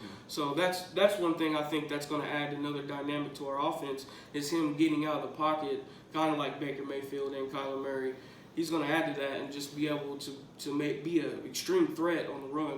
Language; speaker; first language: English; native; English